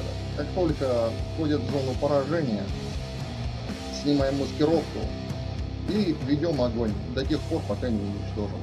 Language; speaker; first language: Russian; native; Russian